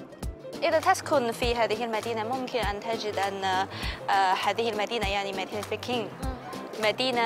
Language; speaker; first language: Arabic; non-native, learner; Chinese